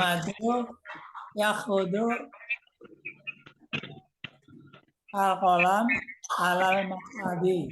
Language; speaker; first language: Arabic; non-native, learner; Indonesian